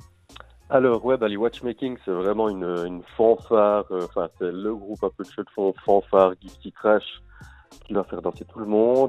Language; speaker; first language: French; native; French